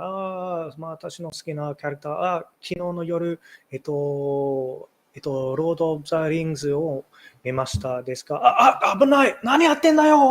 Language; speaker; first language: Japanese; non-native, learner; English